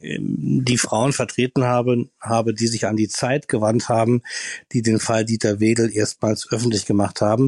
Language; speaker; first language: German; native; German